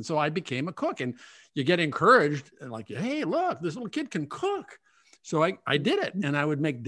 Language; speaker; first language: English; native; English